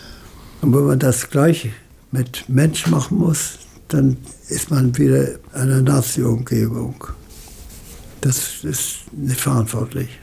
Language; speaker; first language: German; early bilingual, heritage; German